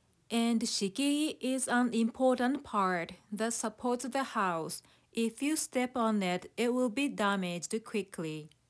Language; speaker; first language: English; non-native, fluent; Japanese